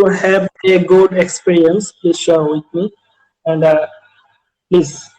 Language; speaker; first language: English; non-native, learner; Bangla